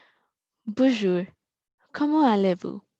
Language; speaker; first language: French; non-native, learner; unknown